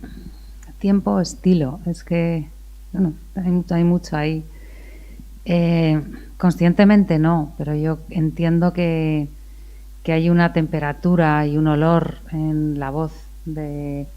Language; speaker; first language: Spanish; native; Spanish